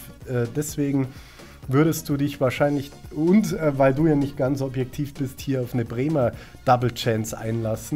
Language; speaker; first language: German; native; German